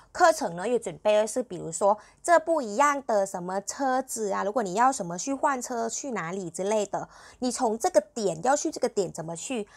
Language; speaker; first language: Chinese; non-native, fluent; Thai